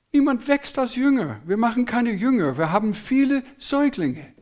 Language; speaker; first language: German; non-native, fluent; English